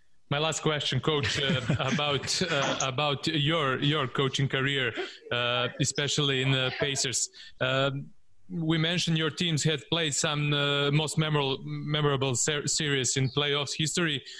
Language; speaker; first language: English; non-native, fluent; Serbian